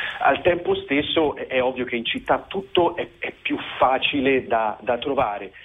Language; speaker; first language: Italian; native; Italian